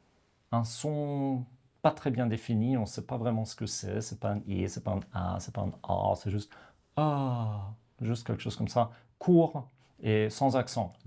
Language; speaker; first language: French; non-native, fluent; Norwegian